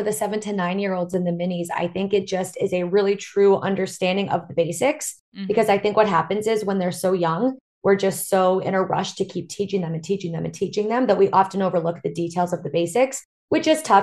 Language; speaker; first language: English; native; English